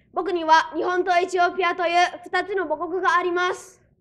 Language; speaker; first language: Japanese; early bilingual, other home language; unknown